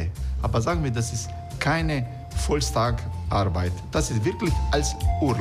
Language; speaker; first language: German; non-native, fluent; Croatian